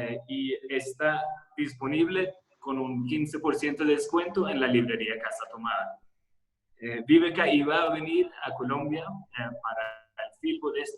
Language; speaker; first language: Spanish; non-native, fluent; Swedish